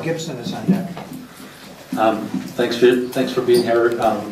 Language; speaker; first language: English; native; English